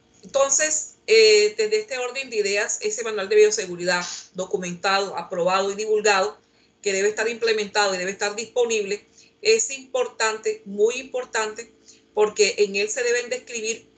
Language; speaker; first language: Spanish; native; Spanish